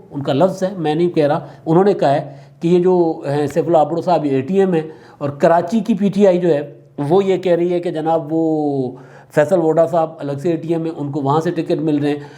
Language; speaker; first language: Urdu; non-native, local second language; Sindhi